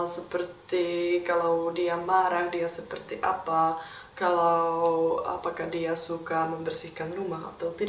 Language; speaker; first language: Indonesian; non-native, fluent; Czech